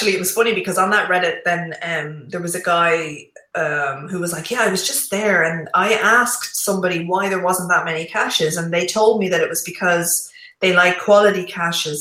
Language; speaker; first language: English; native; English